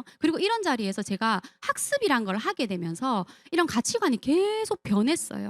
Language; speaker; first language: Korean; native; Korean